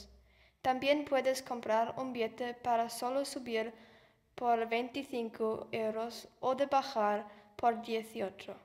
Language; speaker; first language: Spanish; non-native, learner; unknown